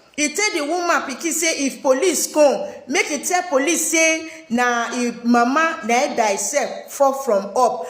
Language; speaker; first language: Nigerian Pidgin; native; Nigerian Pidgin